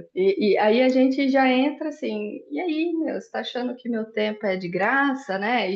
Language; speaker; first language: Portuguese; native; Portuguese